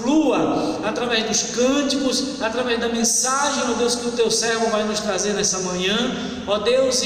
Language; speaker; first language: Portuguese; native; Portuguese